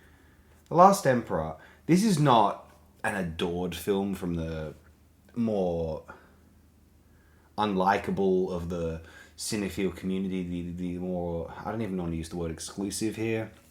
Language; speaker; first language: English; native; English